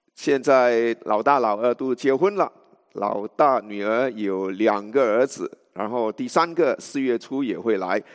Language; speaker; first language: Chinese; native; Chinese